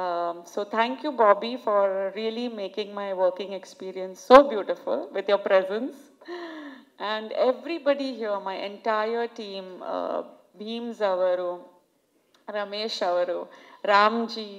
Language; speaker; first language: Tamil; non-native, fluent; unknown